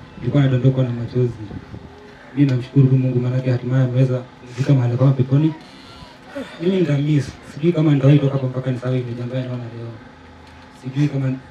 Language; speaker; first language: Swahili; non-native, local second language; Luo (Kenya and Tanzania)